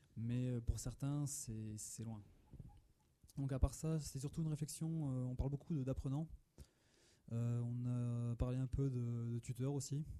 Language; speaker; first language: French; native; French